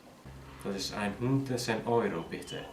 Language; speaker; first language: German; non-native, learner; Icelandic